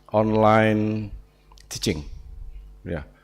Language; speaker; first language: English; non-native, learner; Indonesian